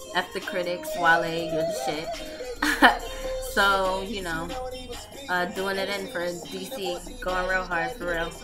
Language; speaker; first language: English; native; English